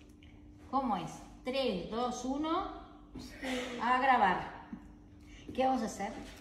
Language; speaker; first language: Spanish; native; Spanish